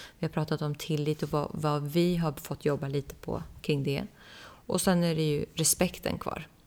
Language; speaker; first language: Swedish; early bilingual, other home language; Persian